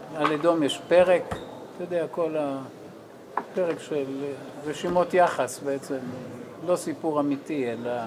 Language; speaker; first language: Hebrew; non-native, fluent; English